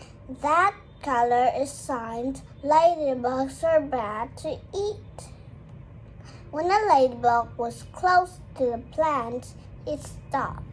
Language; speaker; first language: English; non-native, learner; Vietnamese